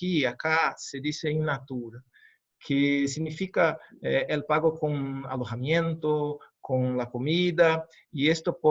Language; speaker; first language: Spanish; non-native, fluent; Portuguese